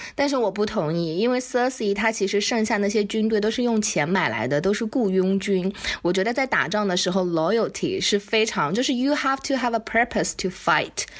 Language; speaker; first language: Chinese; native; Chinese